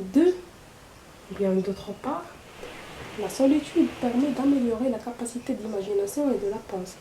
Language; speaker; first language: French; non-native, local second language; Arabic